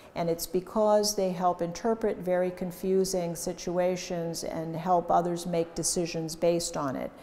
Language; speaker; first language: English; native; English